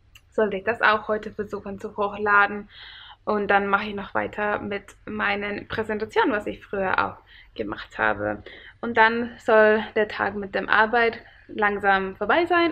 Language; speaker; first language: German; non-native, fluent; Finnish